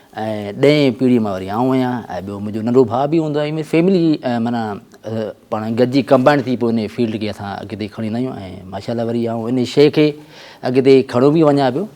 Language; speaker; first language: Sindhi; native; Sindhi